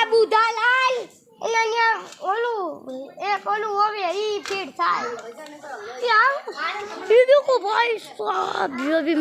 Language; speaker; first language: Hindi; non-native, local second language; Gujarati